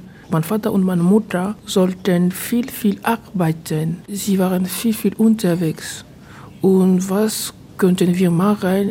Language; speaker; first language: German; non-native, fluent; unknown